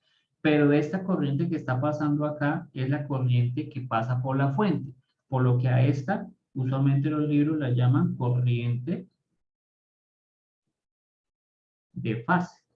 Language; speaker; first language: Spanish; native; Spanish